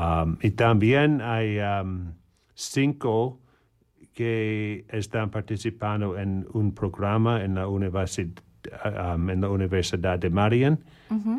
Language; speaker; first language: Spanish; non-native, learner; English